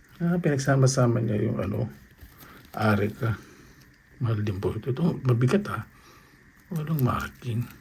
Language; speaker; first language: Filipino; native; Filipino